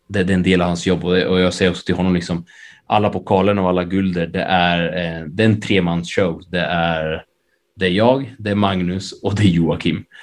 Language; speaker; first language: Swedish; early bilingual, other home language; Spanish